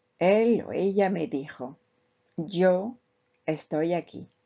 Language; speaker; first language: Spanish; non-native, fluent; French